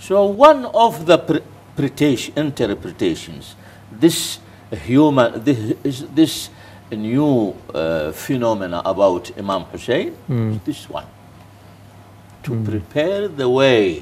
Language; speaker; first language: English; non-native, fluent; Arabic